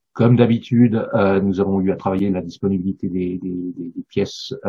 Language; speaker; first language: French; non-native, fluent; English